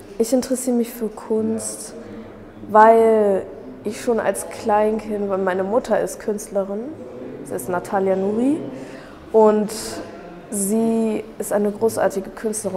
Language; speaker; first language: German; early bilingual, other home language; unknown